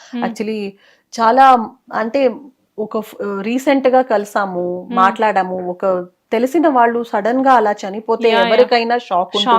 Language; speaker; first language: Telugu; non-native, local second language; Kannada